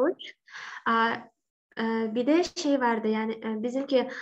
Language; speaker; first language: Turkish; non-native, learner; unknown